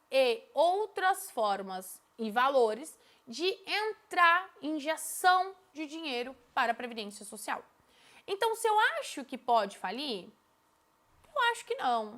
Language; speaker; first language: Portuguese; native; Portuguese